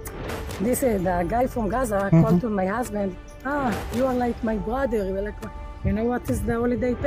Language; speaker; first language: English; non-native, learner; Hebrew